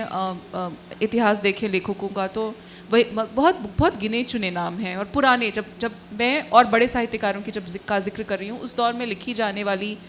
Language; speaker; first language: Hindi; native; Hindi